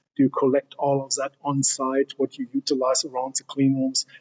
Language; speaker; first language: English; non-native, fluent; German